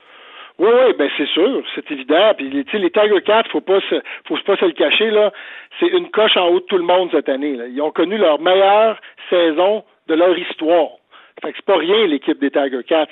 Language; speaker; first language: French; native; French